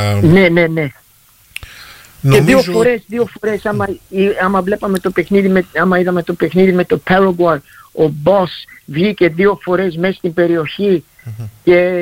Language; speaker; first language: Greek; early bilingual, heritage; Greek